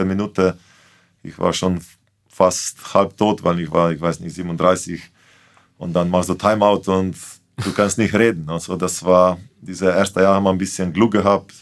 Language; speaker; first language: German; non-native, fluent; Slovenian